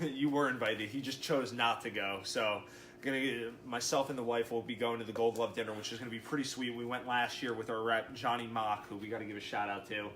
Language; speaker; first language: English; native; English